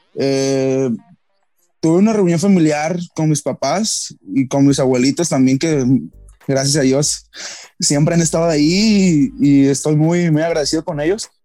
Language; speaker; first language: Spanish; native; Spanish